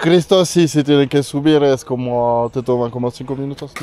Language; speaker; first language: Spanish; non-native, fluent; French